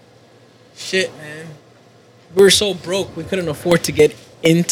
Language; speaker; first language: English; early bilingual, other home language; Spanish